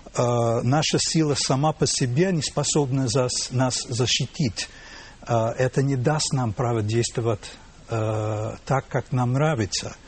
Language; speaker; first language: Russian; non-native, fluent; English